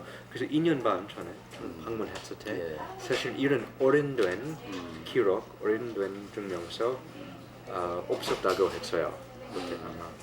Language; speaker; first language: Korean; non-native, fluent; English